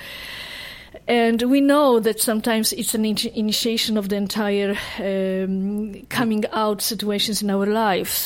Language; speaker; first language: English; non-native, fluent; Polish